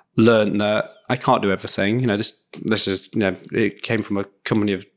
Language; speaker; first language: English; native; English